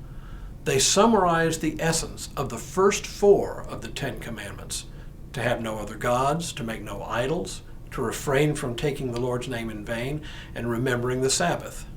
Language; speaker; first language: English; native; English